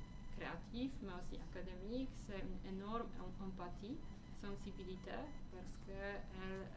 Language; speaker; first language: French; non-native, fluent; Polish